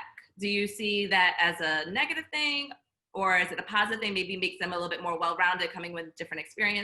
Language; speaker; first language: English; native; English